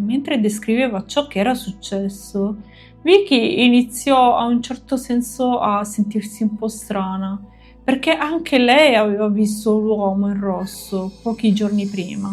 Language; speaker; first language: Italian; native; Italian